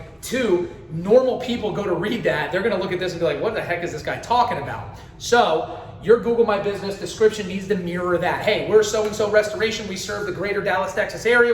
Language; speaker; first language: English; native; English